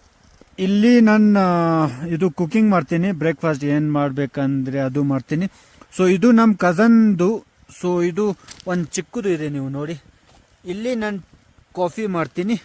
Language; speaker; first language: Kannada; non-native, fluent; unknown